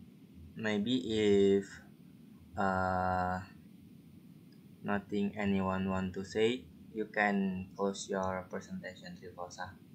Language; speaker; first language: English; non-native, learner; Indonesian